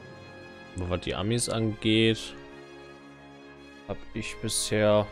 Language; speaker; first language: German; native; German